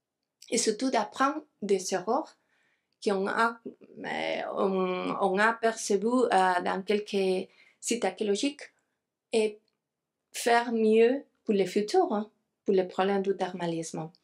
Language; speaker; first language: French; non-native, fluent; Spanish